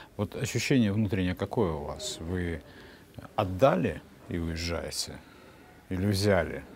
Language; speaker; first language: Russian; native; Russian